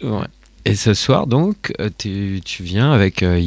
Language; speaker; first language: French; native; French